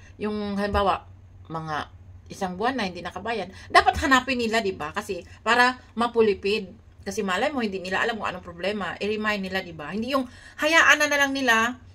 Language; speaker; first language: Filipino; native; Filipino